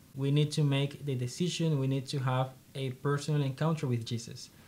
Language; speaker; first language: English; non-native, fluent; Spanish